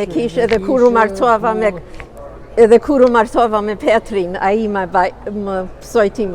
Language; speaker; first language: Albanian; early bilingual, heritage; Albanian